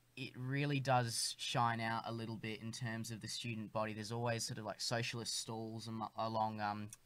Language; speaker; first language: English; native; English